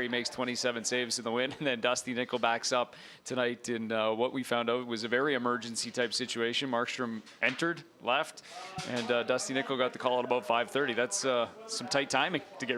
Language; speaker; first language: English; native; English